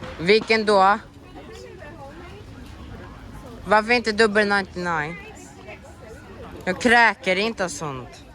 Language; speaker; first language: Swedish; early bilingual, other home language; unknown